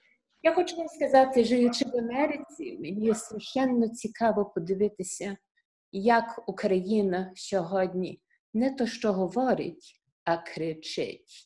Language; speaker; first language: Ukrainian; early bilingual, heritage; Ukrainian